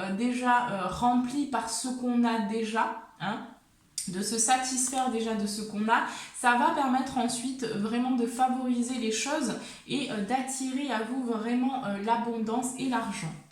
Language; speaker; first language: French; native; French